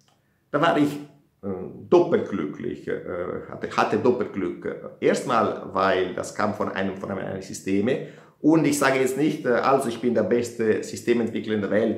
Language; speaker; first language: German; non-native, fluent; Italian